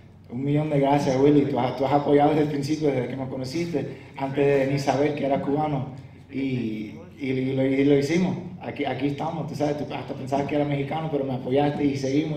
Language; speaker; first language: Spanish; early bilingual, heritage; Spanish